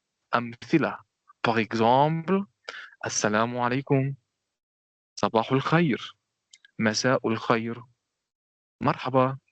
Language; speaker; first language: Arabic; non-native, fluent; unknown